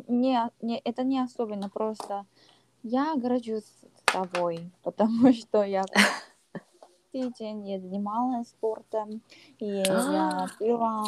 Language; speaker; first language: Russian; non-native, learner; Korean